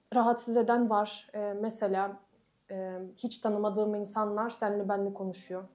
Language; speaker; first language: Turkish; non-native, fluent; Russian